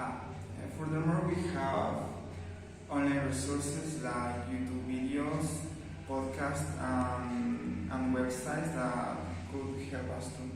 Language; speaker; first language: English; non-native, learner; Spanish